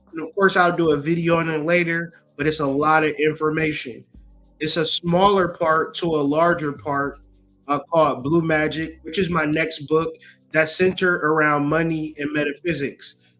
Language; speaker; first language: English; native; English